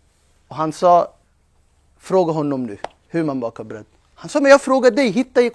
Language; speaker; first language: Swedish; non-native, fluent; Urdu